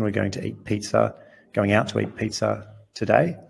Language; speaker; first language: English; native; English